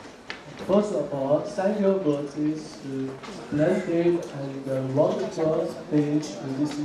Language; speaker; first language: English; non-native, learner; Chinese